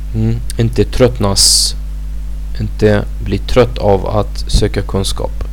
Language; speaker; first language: Swedish; non-native, fluent; Arabic